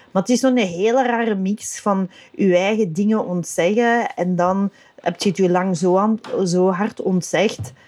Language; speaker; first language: Dutch; native; Dutch